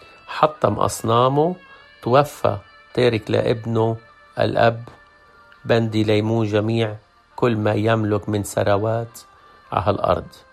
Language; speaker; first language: Arabic; native; Arabic